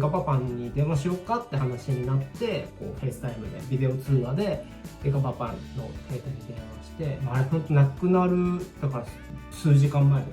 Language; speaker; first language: Japanese; native; Japanese